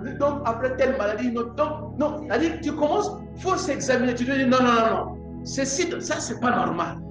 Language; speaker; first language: French; non-native, local second language; Lingala